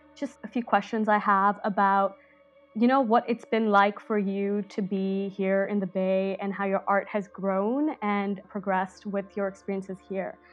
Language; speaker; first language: English; non-native, local second language; Hindi